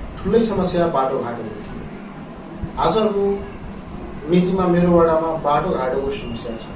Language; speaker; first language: Nepali; non-native, local second language; Maithili